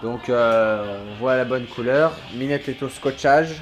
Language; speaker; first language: French; native; French